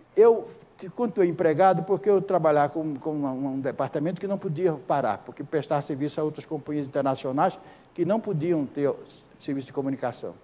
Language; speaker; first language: Portuguese; native; Portuguese